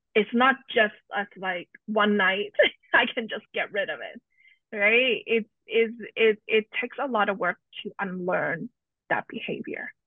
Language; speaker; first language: English; native; English